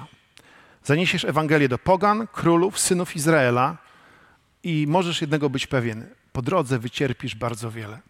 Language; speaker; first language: Polish; native; Polish